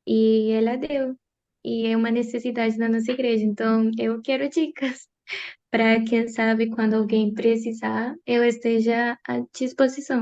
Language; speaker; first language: Portuguese; early bilingual, other home language; Spanish